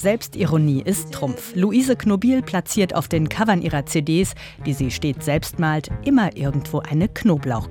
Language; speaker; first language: German; native; German